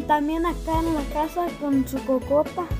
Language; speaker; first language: Spanish; early bilingual, heritage; Spanish